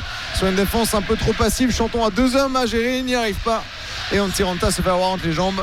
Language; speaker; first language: French; native; French